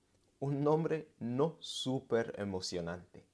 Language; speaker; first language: Spanish; non-native, fluent; English